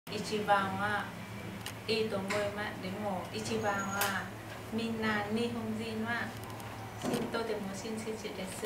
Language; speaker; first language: Japanese; non-native, learner; Vietnamese